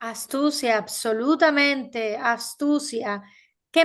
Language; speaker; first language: Spanish; native; Spanish